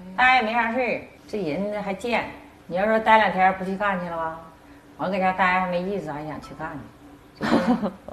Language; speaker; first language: Chinese; native; Chinese